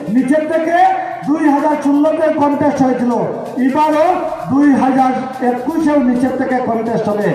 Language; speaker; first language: Bangla; native; Bangla